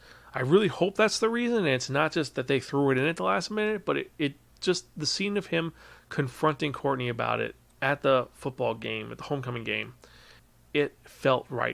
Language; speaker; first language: English; native; English